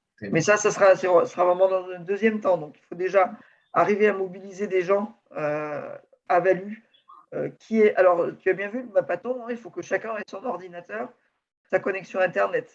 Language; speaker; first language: French; native; French